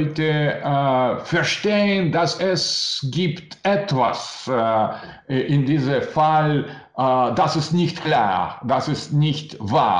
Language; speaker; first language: German; non-native, learner; Russian